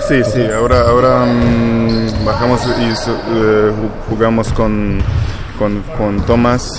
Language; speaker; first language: Spanish; non-native, learner; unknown